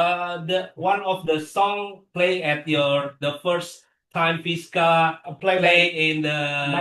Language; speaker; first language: English; non-native, learner; Indonesian